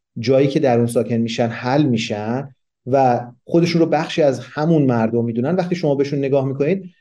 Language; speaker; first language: Persian; non-native, local second language; Kurdish